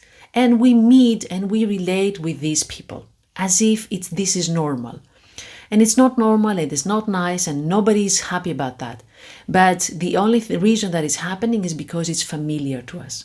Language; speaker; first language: English; non-native, fluent; Greek